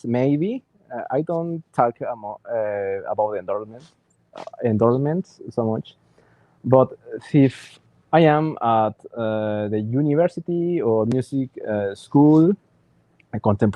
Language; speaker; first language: English; non-native, learner; Spanish